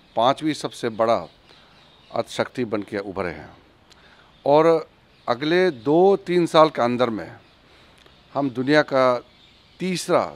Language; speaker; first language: Hindi; native; Hindi